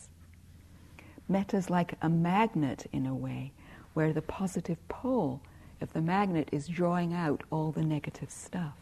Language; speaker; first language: English; native; English